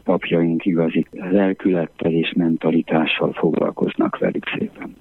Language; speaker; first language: Hungarian; native; Hungarian